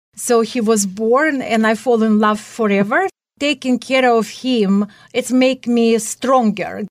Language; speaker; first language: English; non-native, fluent; Russian